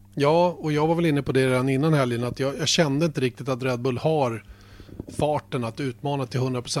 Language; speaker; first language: Swedish; native; Swedish